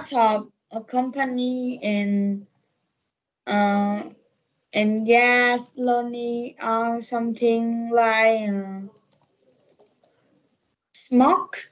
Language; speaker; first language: English; non-native, learner; Vietnamese